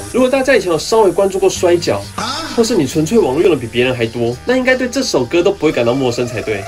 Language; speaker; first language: Chinese; native; Chinese